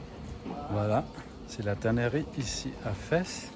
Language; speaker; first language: French; non-native, fluent; German